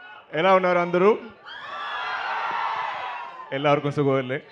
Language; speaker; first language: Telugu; non-native, learner; Malayalam